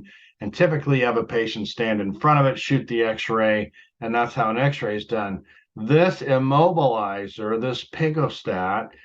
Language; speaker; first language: English; native; English